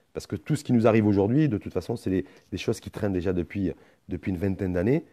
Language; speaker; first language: French; non-native, local second language; Arabic